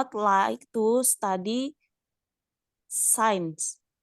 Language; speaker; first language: English; non-native, learner; Indonesian